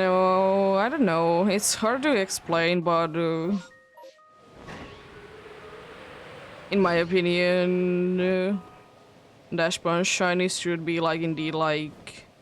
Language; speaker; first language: English; non-native, fluent; Finnish